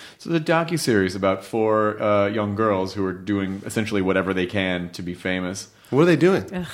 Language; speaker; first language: English; native; English